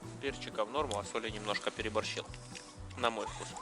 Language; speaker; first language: Russian; native; Russian